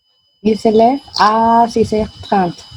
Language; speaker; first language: French; non-native, learner; Spanish